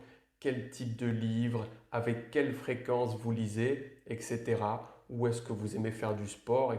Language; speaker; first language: French; native; French